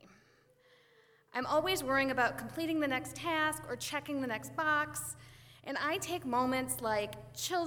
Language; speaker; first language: English; native; English